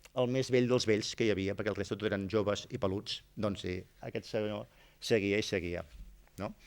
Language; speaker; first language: Catalan; native; Catalan